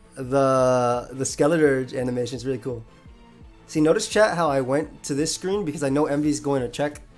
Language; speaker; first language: English; native; English